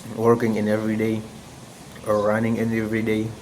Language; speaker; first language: English; non-native, learner; Indonesian